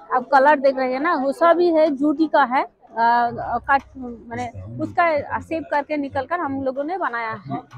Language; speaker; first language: Hindi; non-native, local second language; Bangla